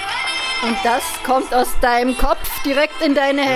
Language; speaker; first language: German; native; German